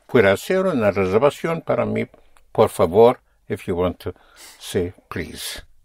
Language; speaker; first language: Spanish; non-native, fluent; English